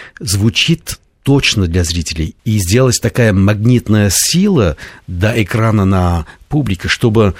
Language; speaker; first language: Russian; non-native, fluent; Armenian